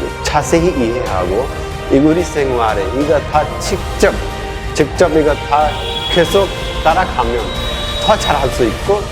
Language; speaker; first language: Korean; non-native, fluent; Hindi